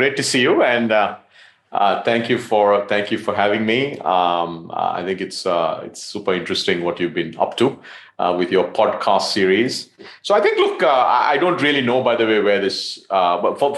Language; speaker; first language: English; non-native, local second language; Tamil